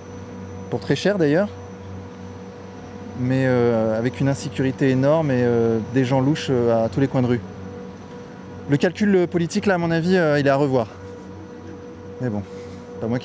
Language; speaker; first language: French; native; French